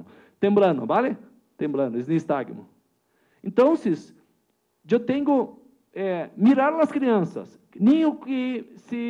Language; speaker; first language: Spanish; non-native, learner; Portuguese